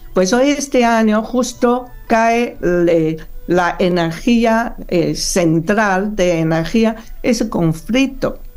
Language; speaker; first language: Spanish; non-native, learner; Chinese